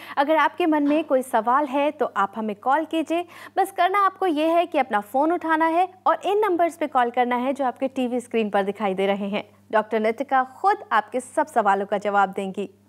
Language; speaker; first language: Hindi; native; Hindi